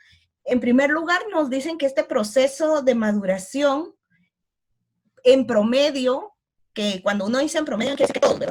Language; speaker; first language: Spanish; native; Spanish